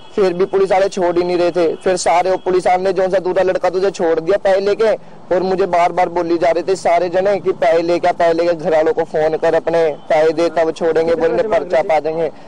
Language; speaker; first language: Hindi; non-native, local second language; Punjabi